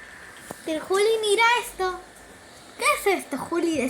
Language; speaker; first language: Spanish; native; Spanish